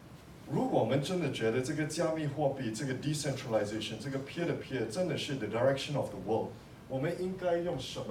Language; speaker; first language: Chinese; non-native, local second language; English